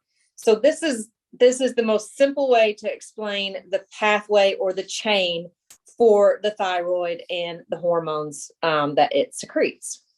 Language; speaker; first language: English; native; English